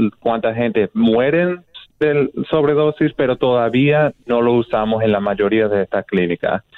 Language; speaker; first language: Spanish; non-native, fluent; English